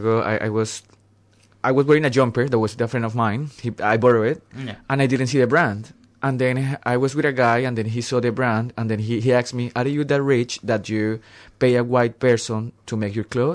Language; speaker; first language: English; non-native, fluent; Spanish